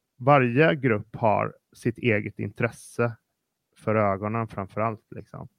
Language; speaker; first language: Swedish; native; Swedish